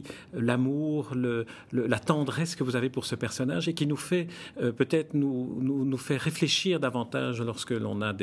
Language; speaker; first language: French; native; French